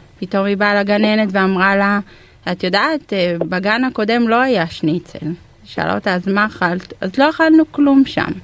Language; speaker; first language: Hebrew; native; Hebrew